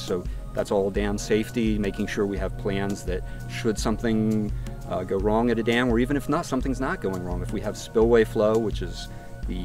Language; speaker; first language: English; native; English